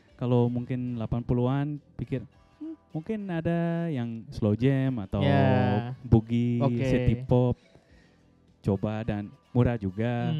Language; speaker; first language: Indonesian; non-native, fluent; Dutch